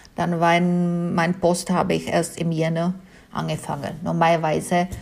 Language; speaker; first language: German; non-native, fluent; Czech